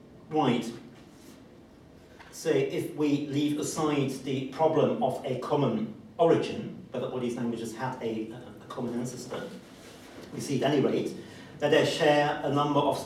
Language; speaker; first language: English; non-native, fluent; German